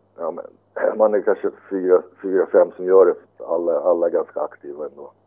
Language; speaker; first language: Swedish; early bilingual, other home language; Finnish